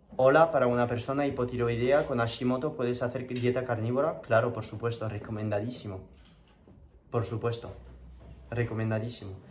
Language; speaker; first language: Spanish; non-native, fluent; French